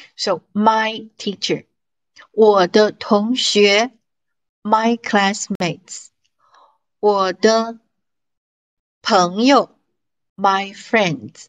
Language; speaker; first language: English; non-native, fluent; Chinese